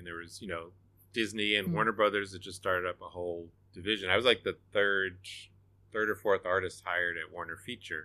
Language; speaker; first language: English; native; English